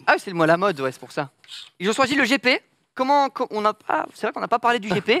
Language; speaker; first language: French; native; French